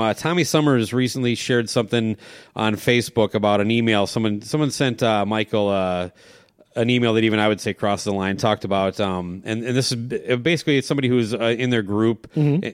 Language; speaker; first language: English; native; English